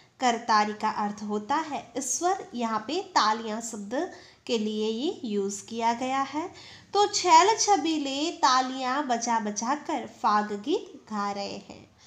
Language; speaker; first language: Hindi; non-native, local second language; Gujarati